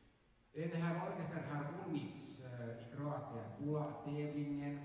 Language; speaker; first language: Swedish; non-native, local second language; Finnish